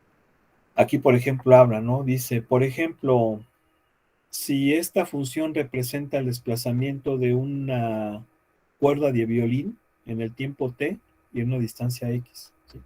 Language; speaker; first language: Spanish; native; Spanish